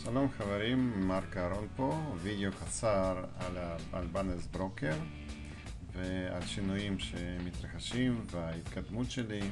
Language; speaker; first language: Hebrew; non-native, fluent; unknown